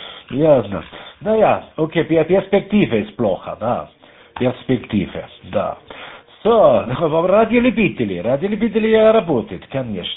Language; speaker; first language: Russian; non-native, learner; German